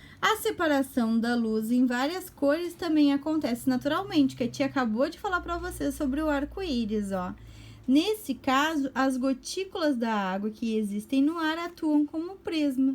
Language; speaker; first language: Portuguese; native; Portuguese